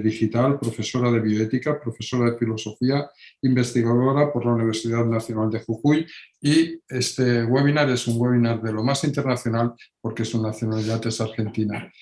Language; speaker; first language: Spanish; non-native, local second language; Catalan